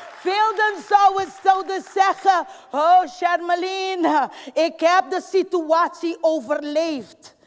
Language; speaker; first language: Dutch; non-native, fluent; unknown